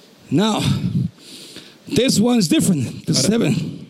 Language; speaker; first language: English; non-native, local second language; Spanish